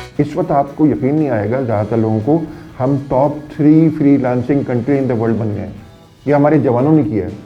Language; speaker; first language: Urdu; native; Urdu